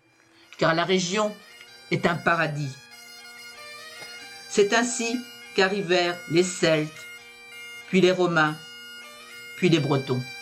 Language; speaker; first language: French; native; French